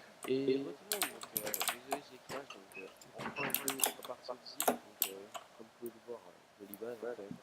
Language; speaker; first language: French; native; French